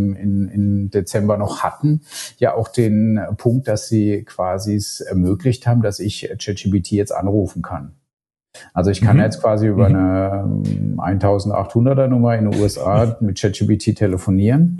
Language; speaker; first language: German; native; German